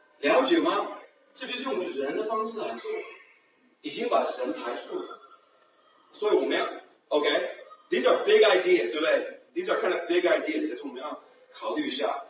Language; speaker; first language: Chinese; early bilingual, heritage; Chinese